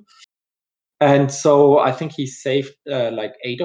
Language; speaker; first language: English; non-native, fluent; German